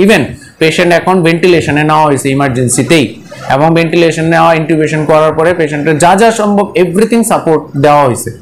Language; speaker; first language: Bangla; native; Bangla